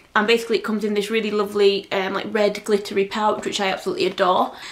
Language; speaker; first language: English; native; English